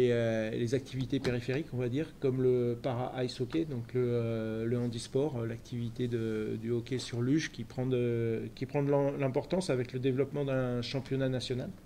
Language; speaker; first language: French; native; French